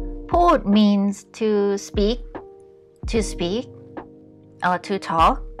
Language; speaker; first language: English; non-native, fluent; Thai